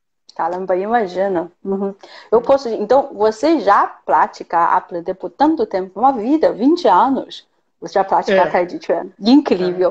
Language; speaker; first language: Portuguese; non-native, fluent; Chinese